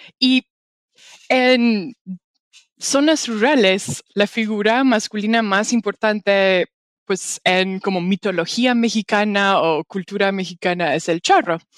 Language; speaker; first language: Spanish; non-native, fluent; English